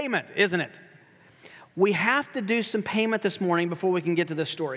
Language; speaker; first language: English; native; English